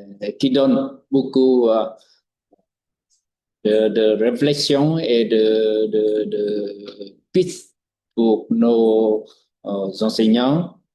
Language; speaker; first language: French; non-native, fluent; Vietnamese